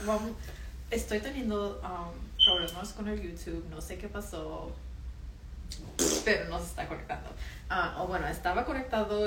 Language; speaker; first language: Spanish; early bilingual, heritage; Spanish